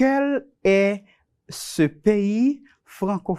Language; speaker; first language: French; non-native, fluent; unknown